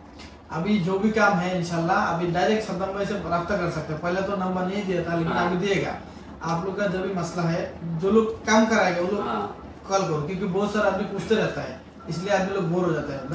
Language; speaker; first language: Hindi; non-native, fluent; Bangla